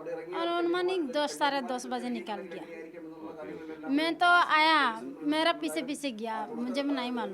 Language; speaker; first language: Hindi; non-native, local second language; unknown